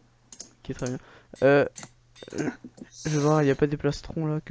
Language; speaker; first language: French; native; French